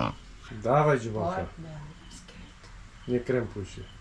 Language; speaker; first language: Polish; native; Polish